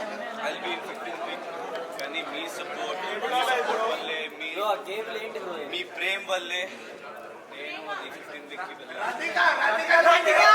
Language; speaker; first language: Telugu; non-native, learner; Hindi